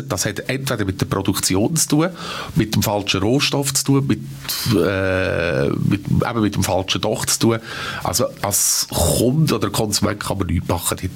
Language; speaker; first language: German; native; German